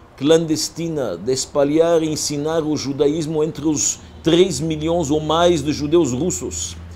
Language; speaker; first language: Portuguese; non-native, fluent; French